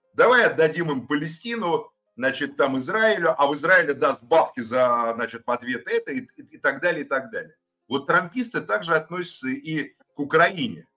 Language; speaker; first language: Russian; native; Russian